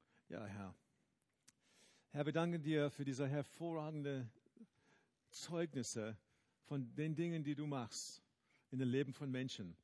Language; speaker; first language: German; non-native, fluent; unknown